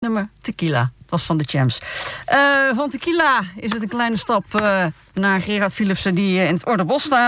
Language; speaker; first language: Dutch; native; Dutch